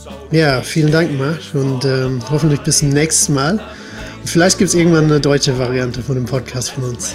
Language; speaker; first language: German; non-native, fluent; English